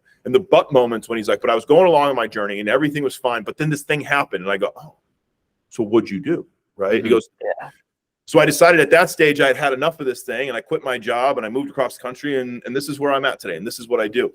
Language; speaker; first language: English; native; English